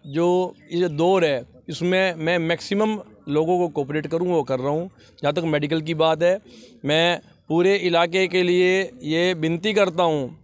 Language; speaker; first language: Hindi; non-native, local second language; Punjabi